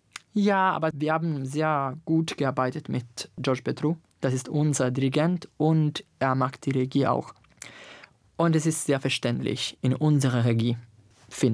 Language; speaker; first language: German; non-native, fluent; Italian